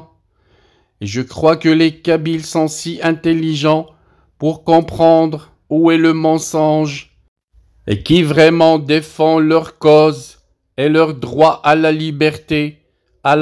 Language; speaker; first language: French; non-native, local second language; Arabic